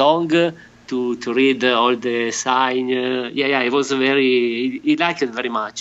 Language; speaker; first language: English; non-native, learner; Italian